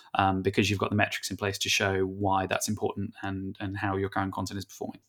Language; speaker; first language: English; native; English